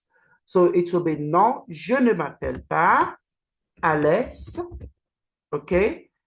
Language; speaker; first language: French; non-native, learner; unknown